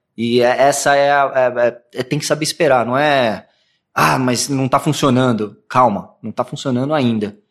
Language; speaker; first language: Portuguese; native; Portuguese